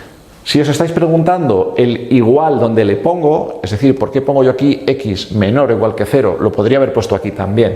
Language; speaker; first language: Spanish; native; Spanish